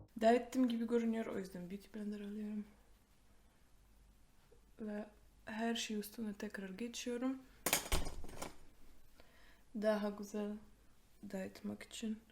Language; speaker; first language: Turkish; non-native, fluent; Polish